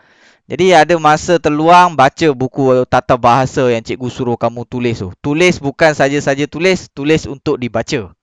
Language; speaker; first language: Malay; native; Malay